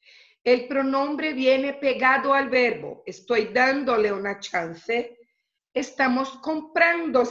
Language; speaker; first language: Spanish; non-native, fluent; Portuguese